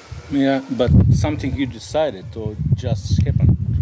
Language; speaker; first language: English; non-native, learner; Bulgarian